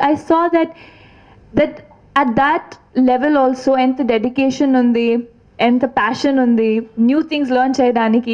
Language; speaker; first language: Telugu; non-native, fluent; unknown